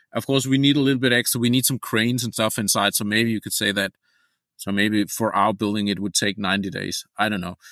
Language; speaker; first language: English; non-native, fluent; Danish